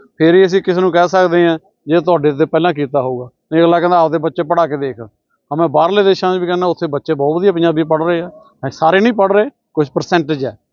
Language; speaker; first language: Punjabi; native; Punjabi